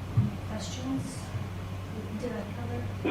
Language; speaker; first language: English; native; English